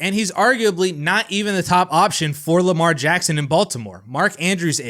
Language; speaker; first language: English; native; English